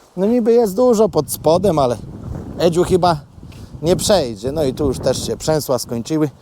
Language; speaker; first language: Polish; native; Polish